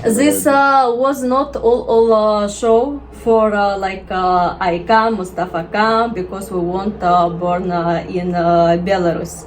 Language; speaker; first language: English; non-native, learner; Russian